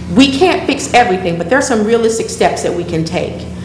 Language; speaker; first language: English; native; English